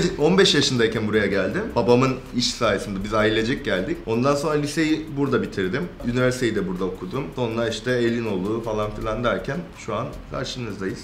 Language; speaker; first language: Turkish; non-native, fluent; Korean